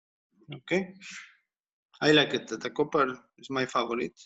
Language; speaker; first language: English; non-native, learner; Spanish